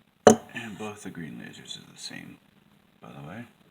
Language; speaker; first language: English; native; English